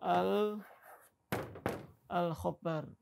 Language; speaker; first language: Arabic; non-native, fluent; Indonesian